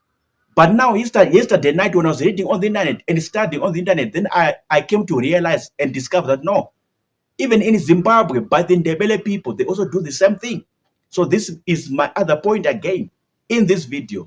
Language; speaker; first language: English; non-native, local second language; Shona